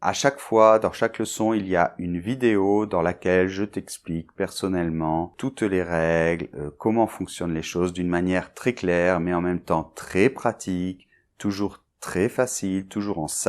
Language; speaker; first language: French; native; French